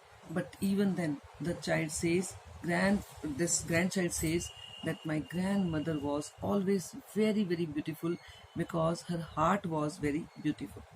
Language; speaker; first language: English; non-native, local second language; Hindi